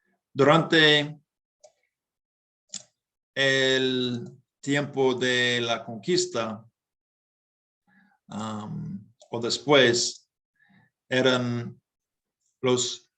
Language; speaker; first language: Spanish; non-native, learner; English